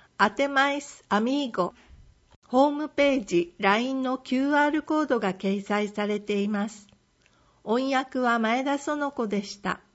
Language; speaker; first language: Japanese; native; Japanese